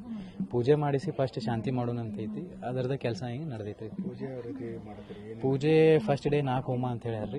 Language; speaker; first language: Kannada; native; Kannada